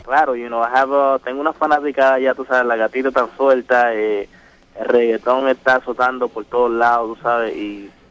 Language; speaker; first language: Spanish; early bilingual, heritage; Spanish